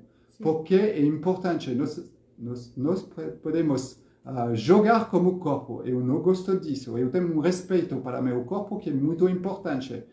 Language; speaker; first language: Portuguese; non-native, fluent; French